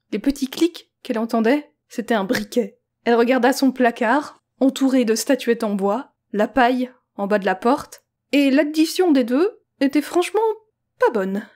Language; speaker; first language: French; native; French